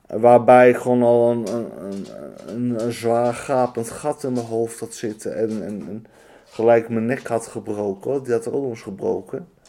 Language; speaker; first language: Dutch; native; Dutch